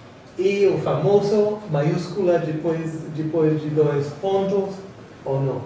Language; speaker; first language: Portuguese; non-native, fluent; English